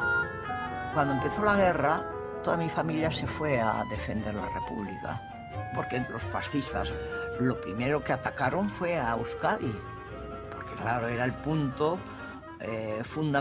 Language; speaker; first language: Spanish; native; Spanish